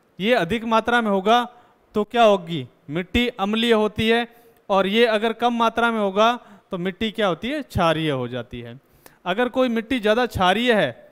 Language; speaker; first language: Hindi; native; Hindi